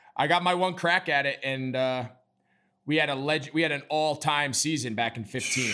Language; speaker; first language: English; native; English